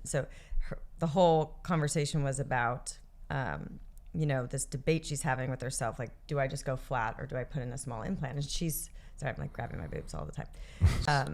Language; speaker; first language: English; native; English